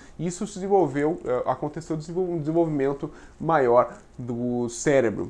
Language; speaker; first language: Portuguese; native; Portuguese